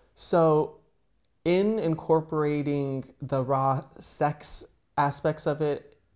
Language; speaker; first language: English; native; English